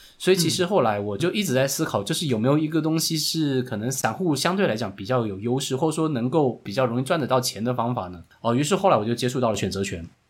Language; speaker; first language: Chinese; native; Chinese